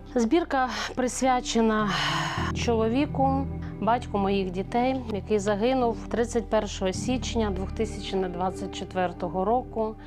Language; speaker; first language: Ukrainian; native; Ukrainian